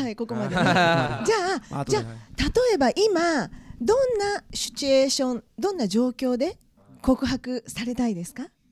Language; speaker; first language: Japanese; native; Japanese